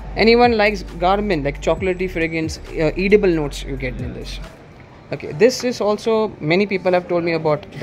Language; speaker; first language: English; non-native, local second language; Hindi